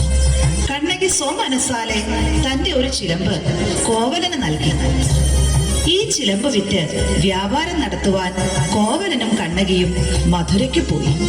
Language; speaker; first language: Malayalam; native; Malayalam